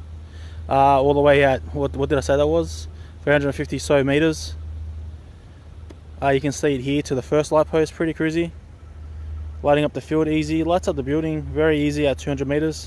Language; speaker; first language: English; native; English